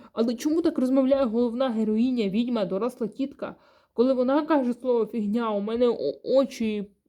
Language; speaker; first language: Ukrainian; non-native, local second language; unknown